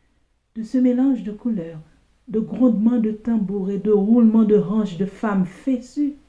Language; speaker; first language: French; non-native, local second language; Haitian Creole